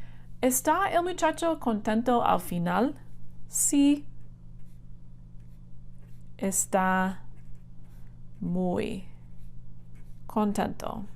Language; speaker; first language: Spanish; non-native, fluent; English